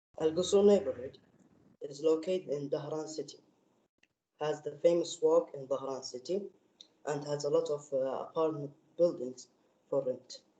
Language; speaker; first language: English; non-native, learner; Arabic